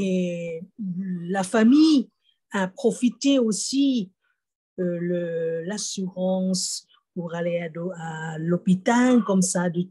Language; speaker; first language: French; non-native, fluent; Thai